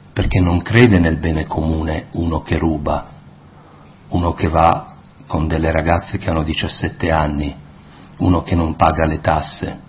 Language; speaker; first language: Italian; native; Italian